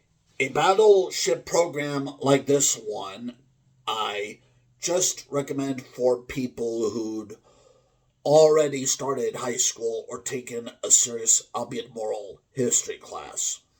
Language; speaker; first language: English; native; English